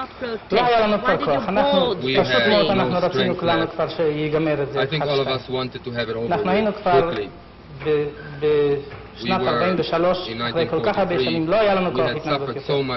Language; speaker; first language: Hebrew; non-native, fluent; Yiddish